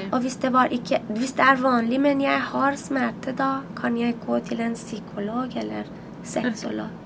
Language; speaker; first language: Norwegian; non-native, learner; Persian